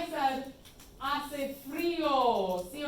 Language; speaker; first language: Spanish; non-native, fluent; English